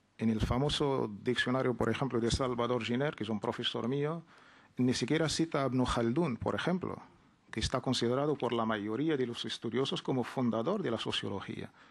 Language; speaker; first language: Spanish; non-native, fluent; Arabic